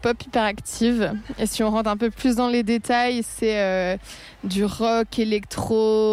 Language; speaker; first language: French; native; French